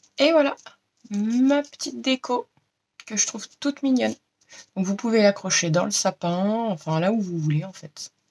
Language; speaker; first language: French; native; French